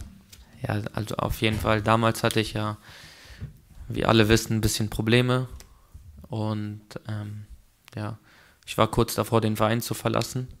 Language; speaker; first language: German; early bilingual, other home language; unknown